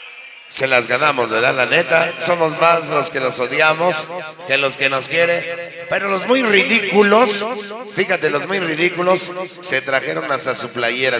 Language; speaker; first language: Spanish; native; Spanish